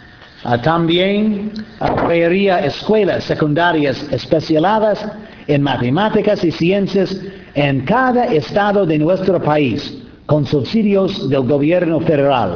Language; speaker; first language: Spanish; non-native, fluent; English